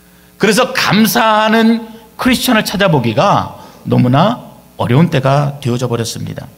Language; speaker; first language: Korean; native; Korean